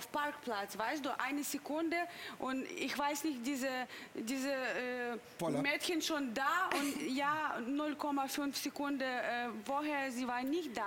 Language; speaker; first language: German; non-native, learner; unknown